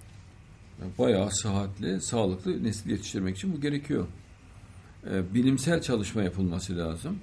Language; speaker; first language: Turkish; native; Turkish